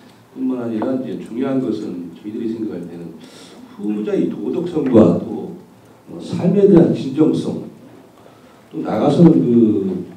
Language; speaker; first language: Korean; native; Korean